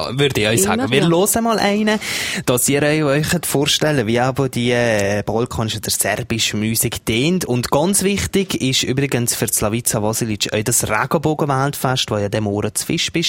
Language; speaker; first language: German; native; German